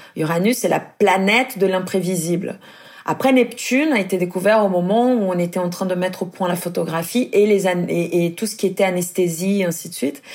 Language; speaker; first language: French; non-native, fluent; Portuguese